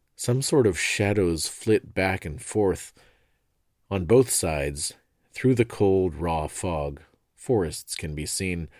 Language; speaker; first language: English; native; English